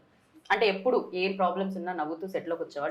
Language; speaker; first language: Telugu; native; Telugu